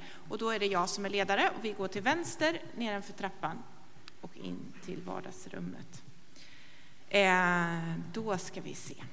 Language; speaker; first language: Swedish; native; Swedish